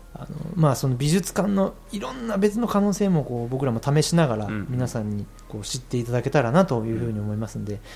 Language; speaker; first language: Japanese; native; Japanese